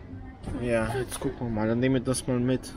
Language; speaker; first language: German; native; German